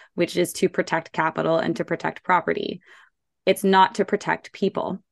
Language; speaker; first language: English; native; English